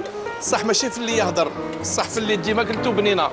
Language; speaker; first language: Arabic; native; Arabic